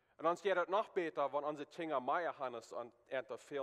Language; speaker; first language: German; non-native, learner; Plautdietsch